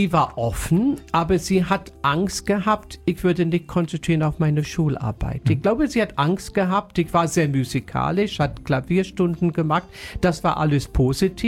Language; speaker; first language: German; non-native, fluent; English